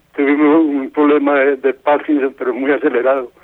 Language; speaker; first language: Spanish; native; Spanish